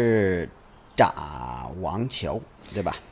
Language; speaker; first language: Chinese; non-native, learner; English